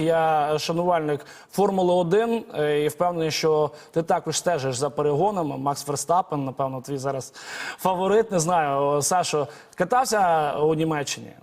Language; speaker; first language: Ukrainian; native; Ukrainian